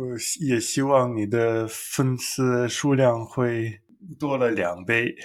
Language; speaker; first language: Chinese; non-native, fluent; English